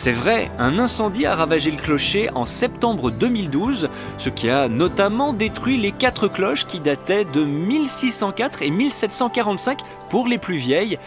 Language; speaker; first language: French; native; French